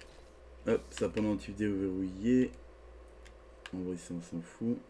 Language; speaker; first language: French; native; French